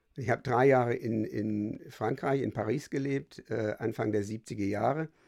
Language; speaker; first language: German; non-native, fluent; English